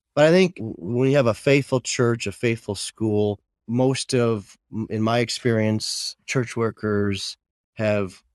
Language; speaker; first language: English; native; English